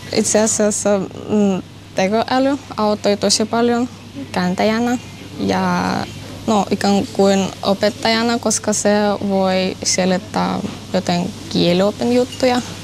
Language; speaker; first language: Finnish; non-native, fluent; Russian